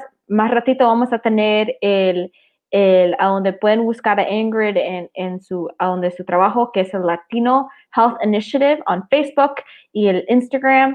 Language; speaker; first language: Spanish; early bilingual, heritage; Spanish